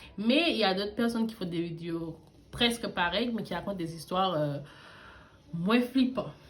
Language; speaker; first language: French; early bilingual, other home language; English